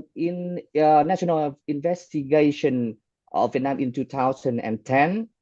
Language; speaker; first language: English; non-native, fluent; Vietnamese